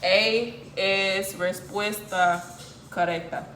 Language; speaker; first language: Spanish; non-native, learner; English